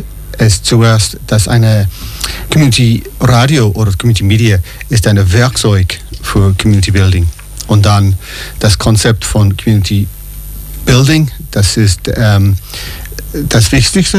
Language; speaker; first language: German; non-native, learner; English